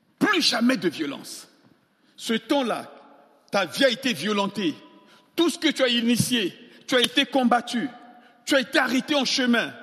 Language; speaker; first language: French; non-native, local second language; Sango